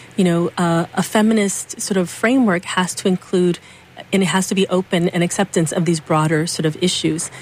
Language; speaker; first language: English; early bilingual, other home language; Spanish